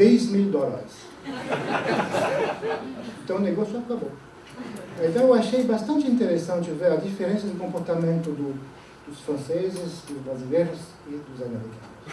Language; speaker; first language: Portuguese; non-native, fluent; French